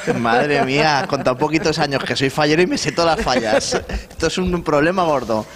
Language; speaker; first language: Spanish; native; Spanish